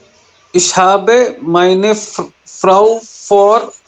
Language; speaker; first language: German; non-native, learner; Hindi